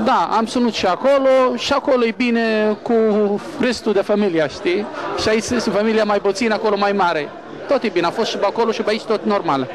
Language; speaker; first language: Romanian; non-native, learner; Arabic